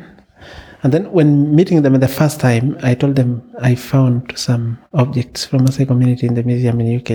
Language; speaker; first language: English; non-native, local second language; Masai